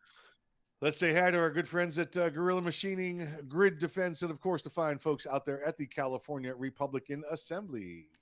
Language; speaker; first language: English; native; English